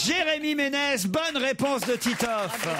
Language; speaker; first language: French; native; French